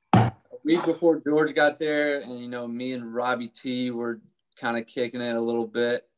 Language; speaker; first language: English; native; English